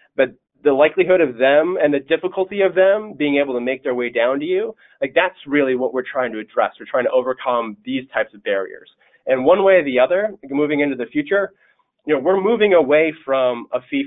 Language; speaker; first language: English; native; English